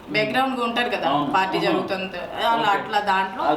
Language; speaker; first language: Telugu; non-native, local second language; Odia